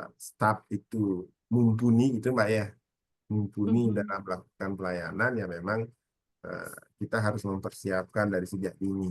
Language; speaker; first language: Indonesian; native; Indonesian